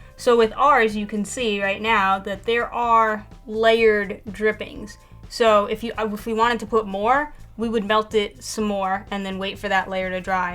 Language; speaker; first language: English; native; English